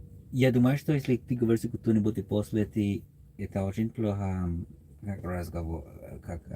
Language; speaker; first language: Russian; non-native, learner; English